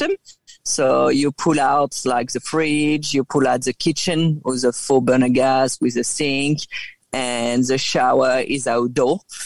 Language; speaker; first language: English; non-native, fluent; French